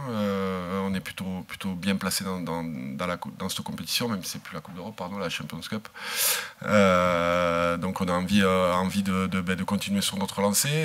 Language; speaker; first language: French; native; French